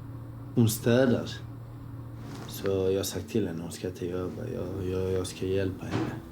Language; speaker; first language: Swedish; early bilingual, other home language; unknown